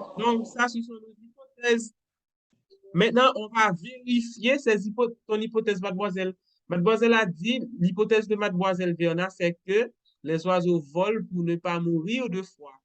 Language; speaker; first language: French; non-native, local second language; Haitian Creole